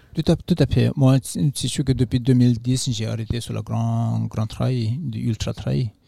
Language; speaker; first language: French; non-native, fluent; Nepali